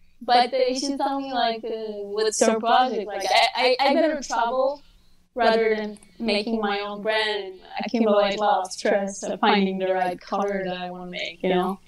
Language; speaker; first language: English; non-native, fluent; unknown